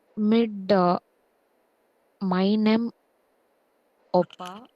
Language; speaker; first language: German; non-native, learner; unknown